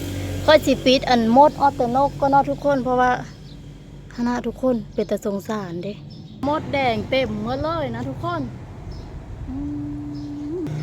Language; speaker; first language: Thai; non-native, local second language; Lao